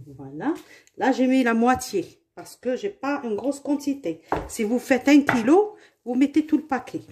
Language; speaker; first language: French; non-native, local second language; Arabic